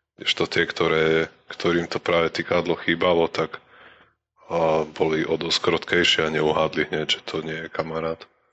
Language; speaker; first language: Slovak; native; Slovak